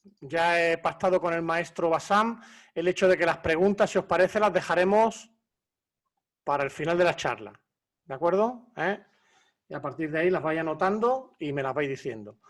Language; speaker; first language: Spanish; native; Spanish